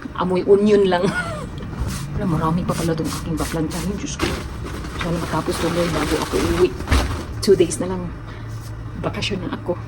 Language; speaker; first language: Filipino; non-native, local second language; Cebuano